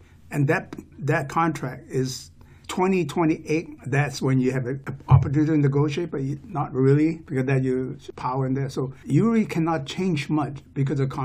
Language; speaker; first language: English; non-native, local second language; Cantonese